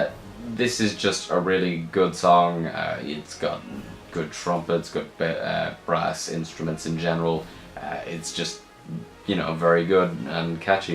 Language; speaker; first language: English; native; English